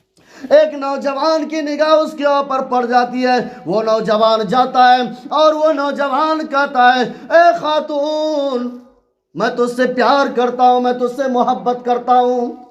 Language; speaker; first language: Urdu; native; Urdu